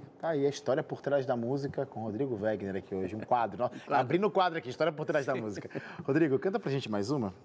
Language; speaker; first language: Portuguese; native; Portuguese